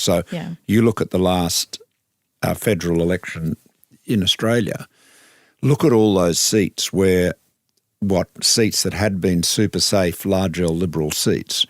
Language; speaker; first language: English; native; English